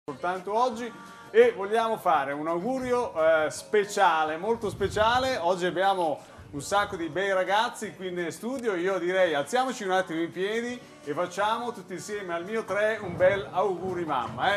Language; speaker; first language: Italian; native; Italian